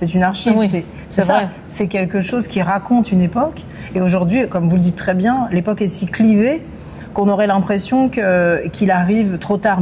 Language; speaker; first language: French; native; French